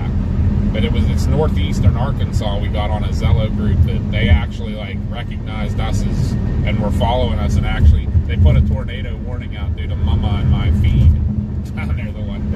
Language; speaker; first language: English; native; English